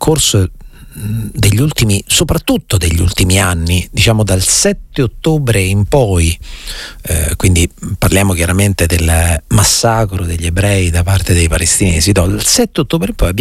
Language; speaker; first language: Italian; native; Italian